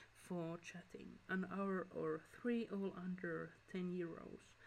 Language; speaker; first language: English; non-native, fluent; Finnish